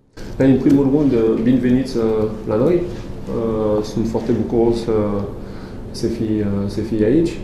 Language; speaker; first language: Romanian; non-native, learner; French